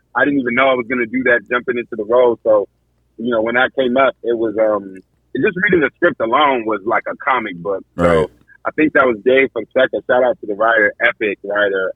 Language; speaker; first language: English; native; English